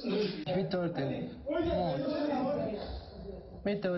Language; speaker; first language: Hungarian; non-native, learner; Spanish